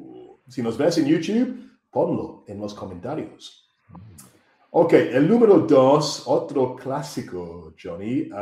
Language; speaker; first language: Spanish; non-native, fluent; English